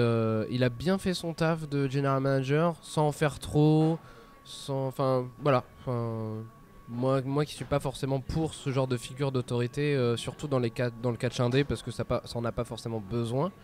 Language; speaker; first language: French; native; French